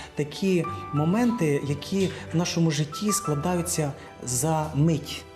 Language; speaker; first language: Ukrainian; native; Ukrainian